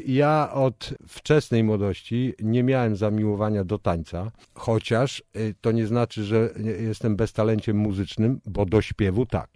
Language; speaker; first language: Polish; native; Polish